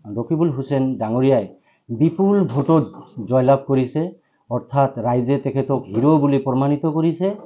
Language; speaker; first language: Assamese; non-native, local second language; Bangla